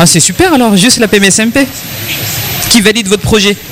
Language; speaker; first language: French; native; French